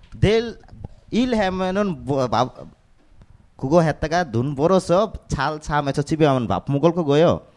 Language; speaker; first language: Korean; non-native, fluent; Bangla